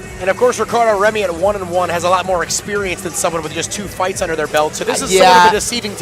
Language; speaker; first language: English; native; English